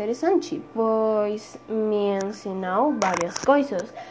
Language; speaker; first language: Portuguese; non-native, learner; Spanish